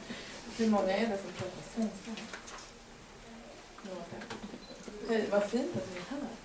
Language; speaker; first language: Swedish; early bilingual, other home language; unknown